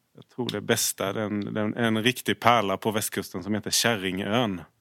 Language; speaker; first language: Swedish; native; Swedish